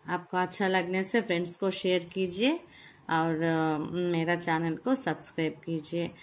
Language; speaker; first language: Hindi; non-native, local second language; Telugu